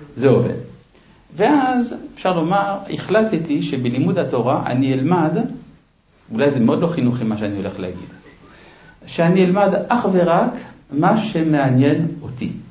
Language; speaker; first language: Hebrew; non-native, fluent; Spanish